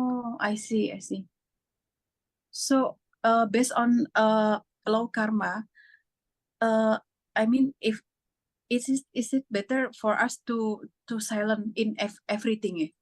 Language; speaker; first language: English; non-native, fluent; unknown